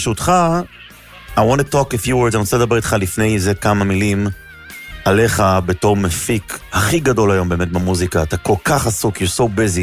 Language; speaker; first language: Hebrew; native; Hebrew